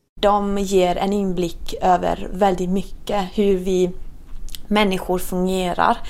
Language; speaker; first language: Swedish; non-native, fluent; Italian